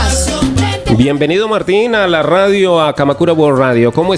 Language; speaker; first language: Spanish; native; Spanish